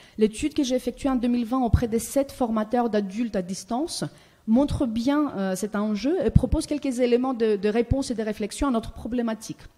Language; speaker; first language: French; non-native, fluent; Greek